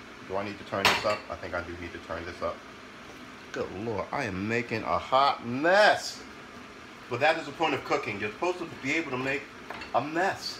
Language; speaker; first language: English; native; English